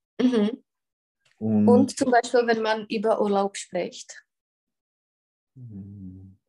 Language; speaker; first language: German; non-native, fluent; Czech